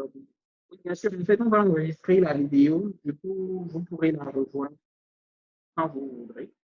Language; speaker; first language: French; native; French